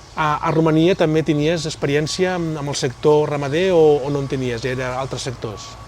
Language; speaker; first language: Catalan; native; Catalan